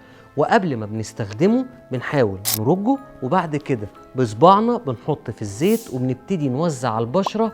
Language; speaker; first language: Arabic; native; Arabic